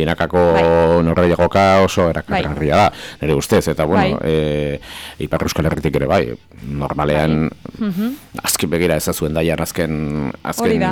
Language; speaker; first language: Basque; native; Basque